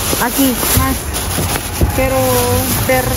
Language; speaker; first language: Spanish; non-native, learner; Filipino